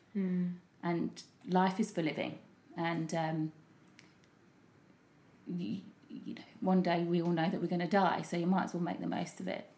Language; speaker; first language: English; native; English